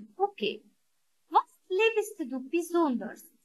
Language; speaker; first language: German; non-native, learner; Arabic